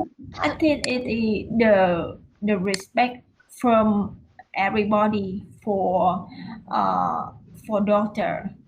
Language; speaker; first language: English; non-native, learner; Vietnamese